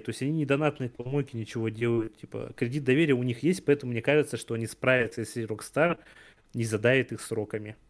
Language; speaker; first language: Russian; native; Russian